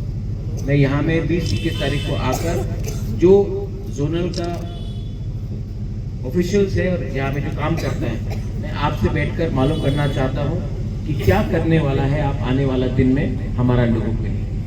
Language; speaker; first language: Hindi; non-native, local second language; Kok Borok